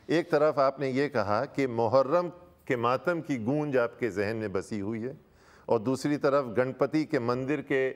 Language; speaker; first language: Hindi; native; Hindi